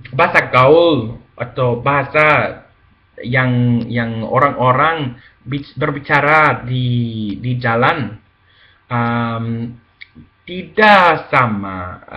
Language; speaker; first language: Indonesian; non-native, learner; Spanish